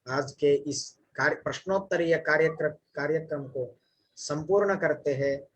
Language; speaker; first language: Hindi; non-native, local second language; Kannada